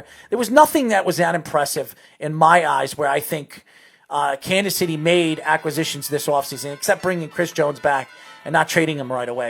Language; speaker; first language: English; native; English